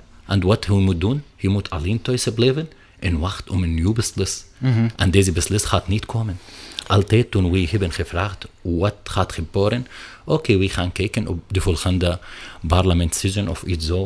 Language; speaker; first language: Dutch; non-native, learner; Arabic